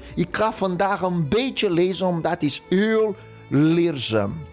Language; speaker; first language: Dutch; non-native, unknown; Portuguese